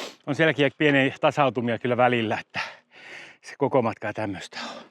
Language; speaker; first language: Finnish; native; Finnish